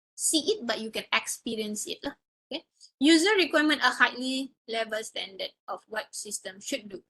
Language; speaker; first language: English; non-native, local second language; Malay